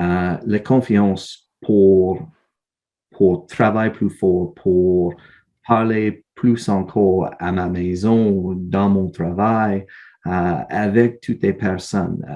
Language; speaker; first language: French; non-native, learner; English